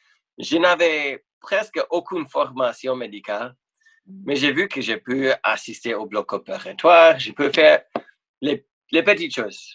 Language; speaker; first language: French; non-native, fluent; English